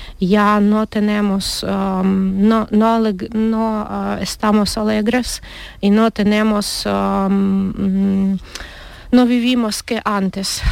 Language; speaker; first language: Spanish; non-native, learner; Ukrainian